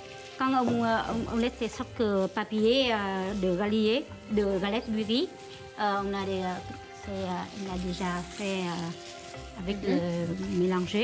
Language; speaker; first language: French; non-native, learner; Vietnamese